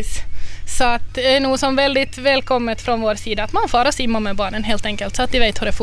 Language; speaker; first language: Swedish; native; Swedish